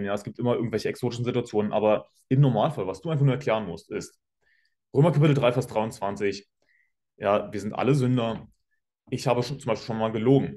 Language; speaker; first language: German; native; German